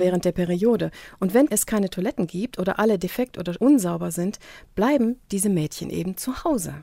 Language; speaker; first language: German; native; German